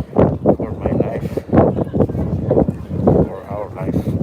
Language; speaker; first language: English; non-native, learner; Spanish